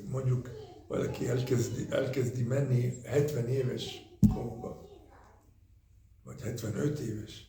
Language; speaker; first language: Hungarian; early bilingual, heritage; Hungarian